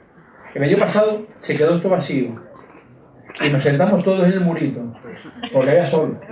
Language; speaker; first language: Spanish; native; Spanish